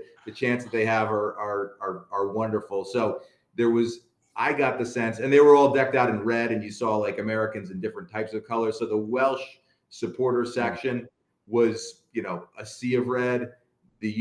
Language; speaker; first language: English; native; English